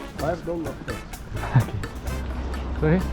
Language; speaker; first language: English; non-native, learner; Korean